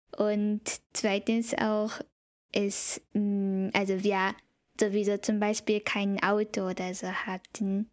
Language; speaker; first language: German; non-native, fluent; Japanese